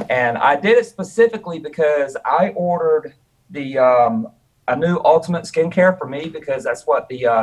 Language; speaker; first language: English; native; English